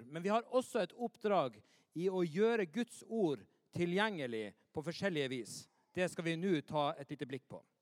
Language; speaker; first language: Norwegian; native; Norwegian